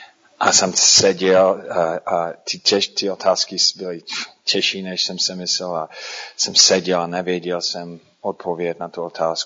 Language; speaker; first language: Czech; non-native, fluent; English